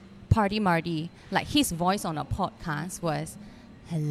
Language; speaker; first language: English; non-native, local second language; Cantonese